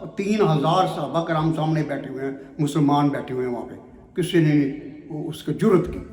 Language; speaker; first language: Urdu; non-native, local second language; Punjabi